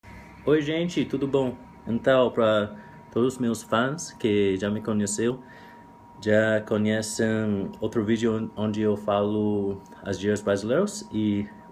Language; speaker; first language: Portuguese; non-native, learner; English